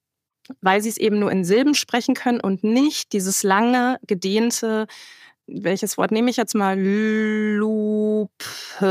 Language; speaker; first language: German; native; German